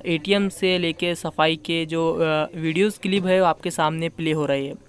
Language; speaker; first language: Hindi; non-native, local second language; Urdu